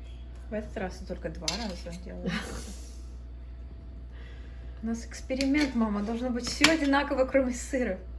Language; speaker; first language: Russian; early bilingual, other home language; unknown